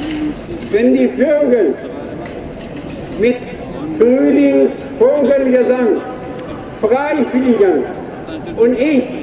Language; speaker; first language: German; non-native, fluent; Persian